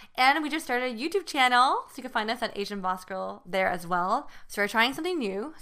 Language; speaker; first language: English; early bilingual, other home language; Chinese